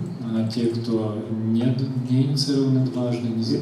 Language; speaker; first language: Russian; native; Russian